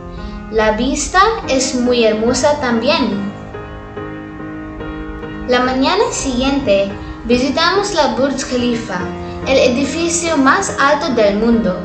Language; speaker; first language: Spanish; non-native, learner; Hindi